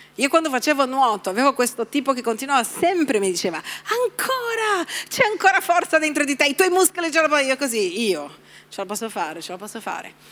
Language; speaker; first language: Italian; non-native, fluent; Portuguese